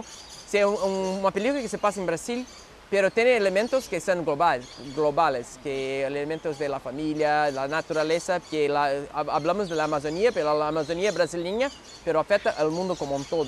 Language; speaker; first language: Spanish; non-native, learner; Portuguese